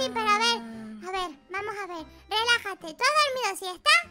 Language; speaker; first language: Spanish; native; Spanish